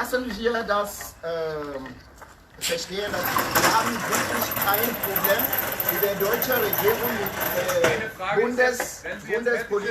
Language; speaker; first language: German; non-native, learner; French